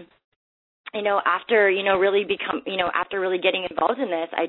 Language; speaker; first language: English; native; English